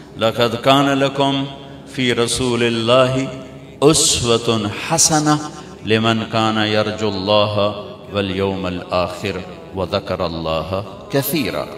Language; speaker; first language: Urdu; non-native, local second language; Punjabi